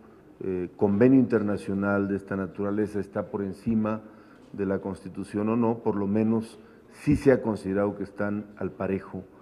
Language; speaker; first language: Spanish; native; Spanish